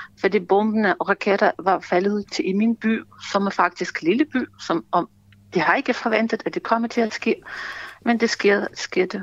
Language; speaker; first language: Danish; non-native, fluent; Ukrainian